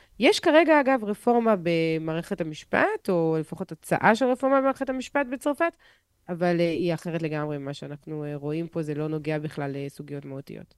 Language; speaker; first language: Hebrew; non-native, fluent; French